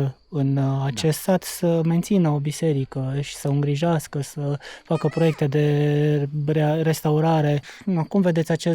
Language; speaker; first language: Romanian; native; Romanian